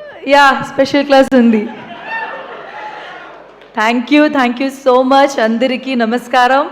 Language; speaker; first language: Telugu; non-native, learner; Malayalam